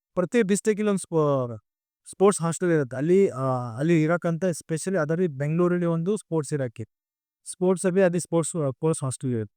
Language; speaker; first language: Kannada; non-native, local second language; Lambadi